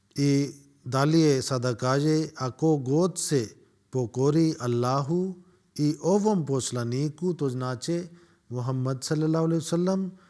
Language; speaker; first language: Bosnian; non-native, learner; Urdu